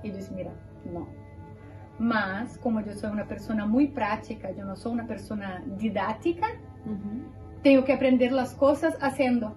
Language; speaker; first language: Spanish; non-native, fluent; Portuguese